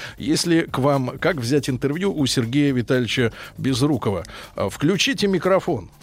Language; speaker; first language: Russian; native; Russian